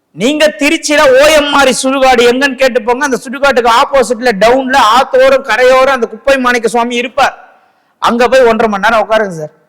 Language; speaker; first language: Tamil; native; Tamil